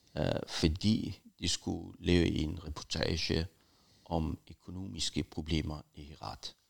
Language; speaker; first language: Danish; non-native, fluent; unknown